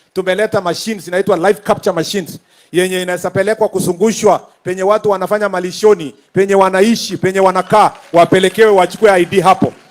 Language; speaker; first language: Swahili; non-native, local second language; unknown